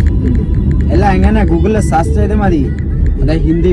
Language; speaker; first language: Malayalam; non-native, learner; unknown